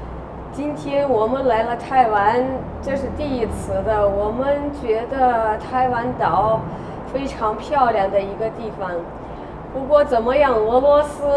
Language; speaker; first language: Chinese; non-native, fluent; Russian